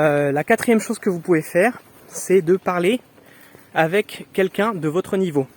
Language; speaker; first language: French; native; French